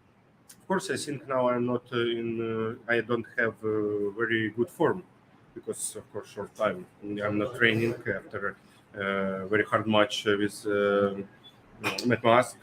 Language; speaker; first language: English; non-native, learner; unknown